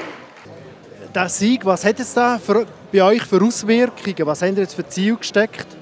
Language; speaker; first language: German; native; German